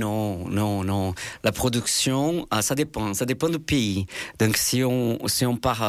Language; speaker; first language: French; non-native, fluent; Portuguese